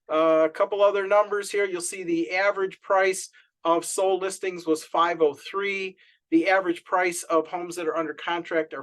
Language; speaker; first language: English; native; English